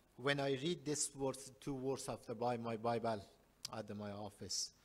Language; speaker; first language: English; non-native, learner; Persian